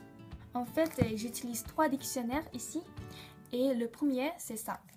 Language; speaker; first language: French; non-native, learner; Japanese